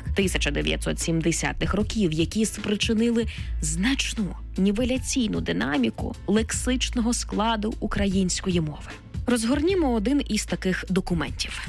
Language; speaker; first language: Ukrainian; native; Ukrainian